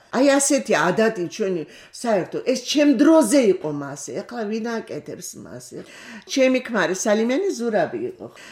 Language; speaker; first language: Georgian; non-native, local second language; Kurdish